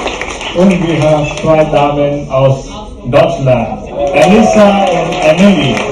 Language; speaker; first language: German; non-native, fluent; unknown